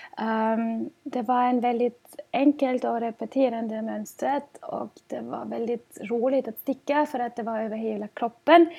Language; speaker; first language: Swedish; non-native, fluent; German